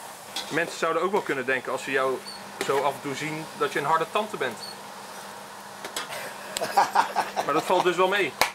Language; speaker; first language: Dutch; native; Dutch